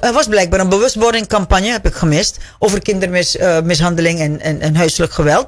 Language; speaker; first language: Dutch; native; Dutch